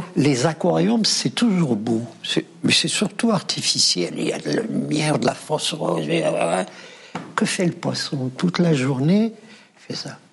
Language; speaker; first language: French; non-native, local second language; Arabic